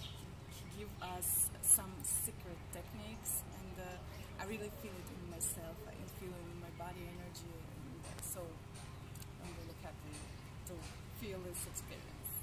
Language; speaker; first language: English; non-native, learner; Russian